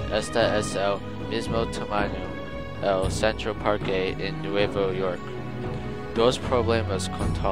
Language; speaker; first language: Spanish; non-native, learner; English